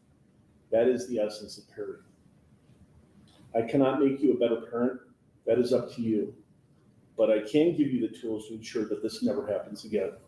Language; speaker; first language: English; native; English